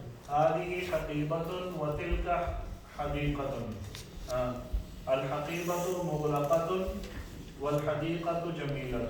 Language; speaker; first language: Arabic; non-native, fluent; Urdu